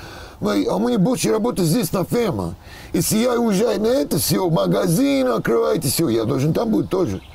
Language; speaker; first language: Russian; non-native, learner; English